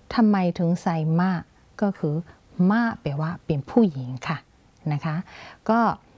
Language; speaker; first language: Thai; non-native, fluent; Burmese